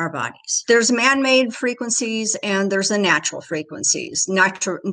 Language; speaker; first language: English; native; English